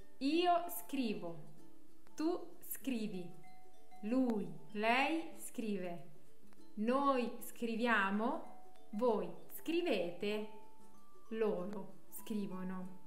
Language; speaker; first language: Italian; non-native, fluent; French